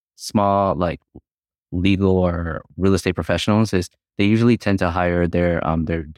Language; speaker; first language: English; native; English